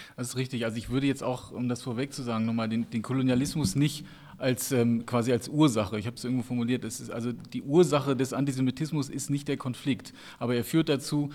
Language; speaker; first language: German; native; German